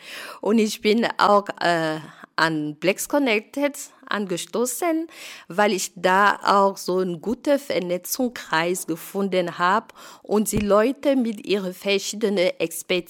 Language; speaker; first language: German; non-native, fluent; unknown